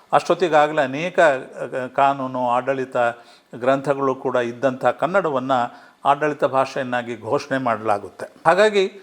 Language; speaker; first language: Kannada; non-native, local second language; Urdu